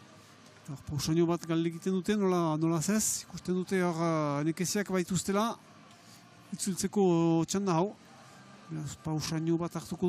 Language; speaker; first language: Basque; native; Basque